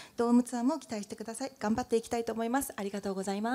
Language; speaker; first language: Japanese; native; Japanese